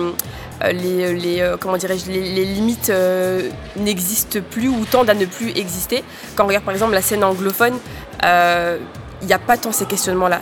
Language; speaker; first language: French; native; French